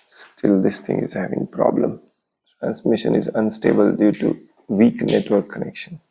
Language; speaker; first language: English; non-native, local second language; Marathi